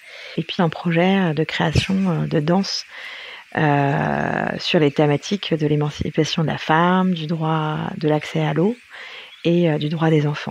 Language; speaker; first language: French; native; French